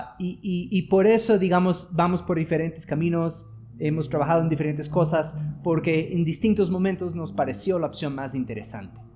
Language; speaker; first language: Spanish; non-native, fluent; English